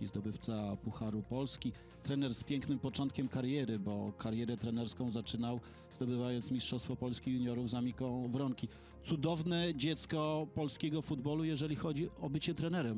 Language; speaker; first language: Polish; native; Polish